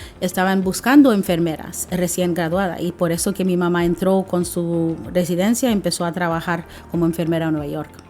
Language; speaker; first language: Spanish; non-native, fluent; English